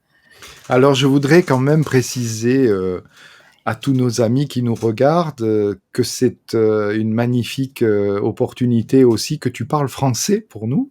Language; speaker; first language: French; native; French